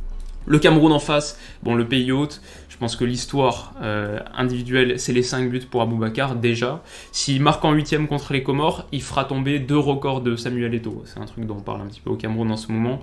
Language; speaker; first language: French; native; French